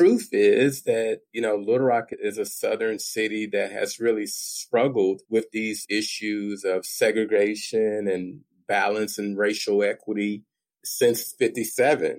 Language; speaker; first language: English; native; English